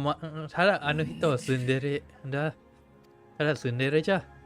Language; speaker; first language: Japanese; non-native, fluent; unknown